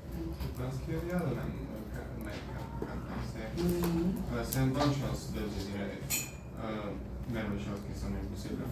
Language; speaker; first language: French; non-native, learner; Bulgarian